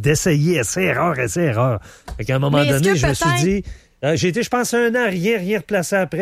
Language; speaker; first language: French; native; French